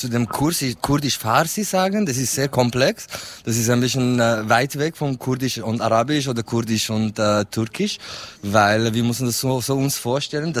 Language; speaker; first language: German; non-native, fluent; Persian